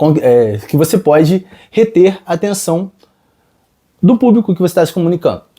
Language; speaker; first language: Portuguese; native; Portuguese